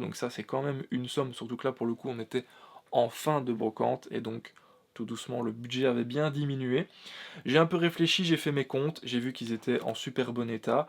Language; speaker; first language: French; native; French